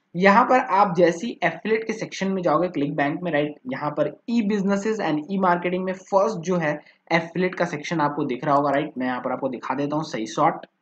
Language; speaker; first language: Hindi; native; Hindi